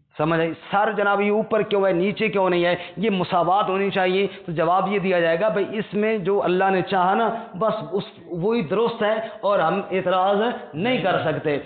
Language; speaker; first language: Urdu; non-native, local second language; Punjabi